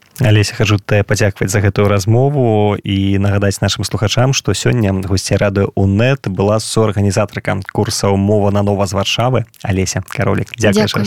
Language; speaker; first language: Belarusian; non-native, local second language; Russian